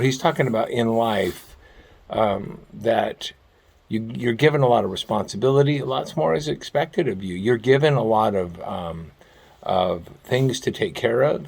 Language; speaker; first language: English; native; English